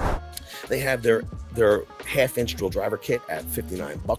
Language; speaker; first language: English; native; English